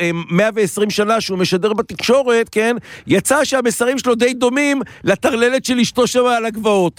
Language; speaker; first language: Hebrew; native; Hebrew